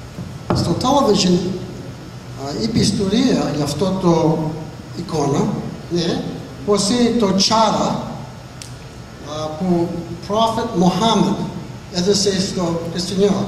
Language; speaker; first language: Greek; non-native, learner; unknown